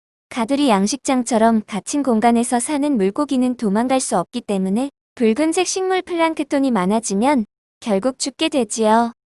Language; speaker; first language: Korean; native; Korean